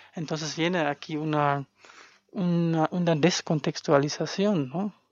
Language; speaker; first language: Spanish; non-native, fluent; German